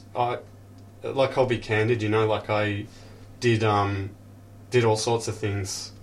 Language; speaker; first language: English; native; English